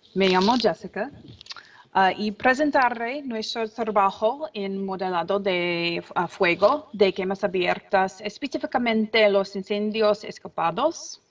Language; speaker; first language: Spanish; non-native, learner; English